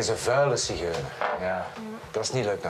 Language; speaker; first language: Dutch; native; Dutch